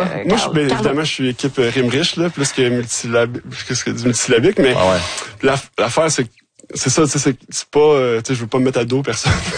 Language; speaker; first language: French; native; French